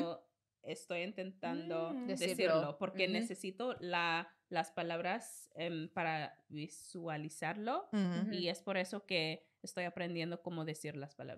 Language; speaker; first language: Spanish; non-native, learner; English